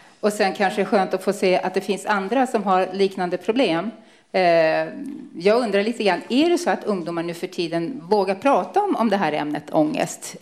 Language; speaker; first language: Swedish; native; Swedish